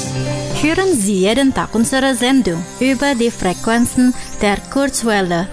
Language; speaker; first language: German; non-native, fluent; Indonesian